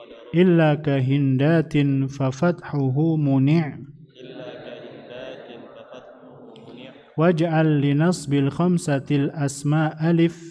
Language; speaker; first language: Arabic; non-native, fluent; Indonesian